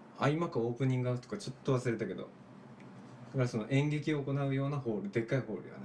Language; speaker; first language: Japanese; native; Japanese